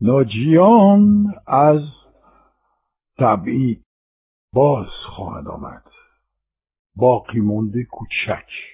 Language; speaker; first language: Persian; non-native, fluent; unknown